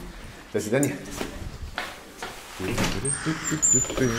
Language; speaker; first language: Russian; non-native, learner; English